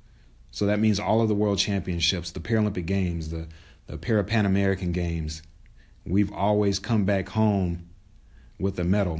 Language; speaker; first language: English; native; English